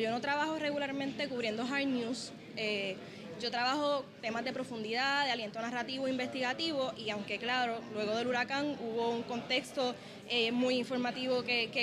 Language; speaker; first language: Spanish; native; Spanish